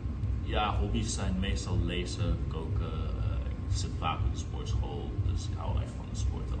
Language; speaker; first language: Dutch; early bilingual, heritage; English